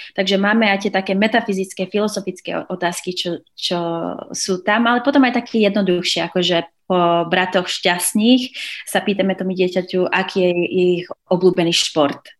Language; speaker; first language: Slovak; early bilingual, other home language; English